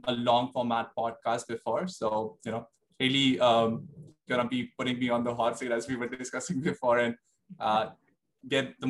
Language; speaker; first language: English; non-native, local second language; Hindi